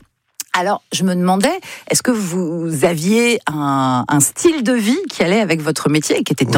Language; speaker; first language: French; native; French